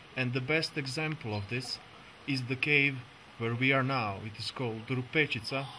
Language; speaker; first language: English; non-native, fluent; Croatian